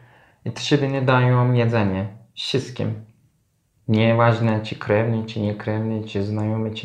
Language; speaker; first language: Polish; non-native, learner; Turkish